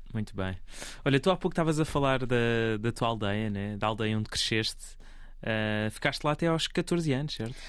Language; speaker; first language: Portuguese; native; Portuguese